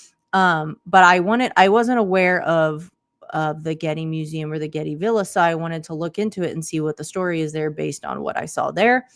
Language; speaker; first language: English; native; English